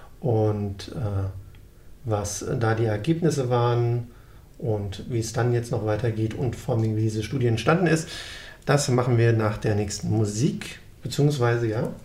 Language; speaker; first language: German; native; German